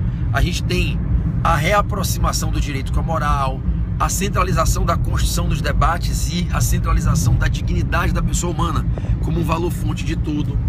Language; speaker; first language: Portuguese; native; Portuguese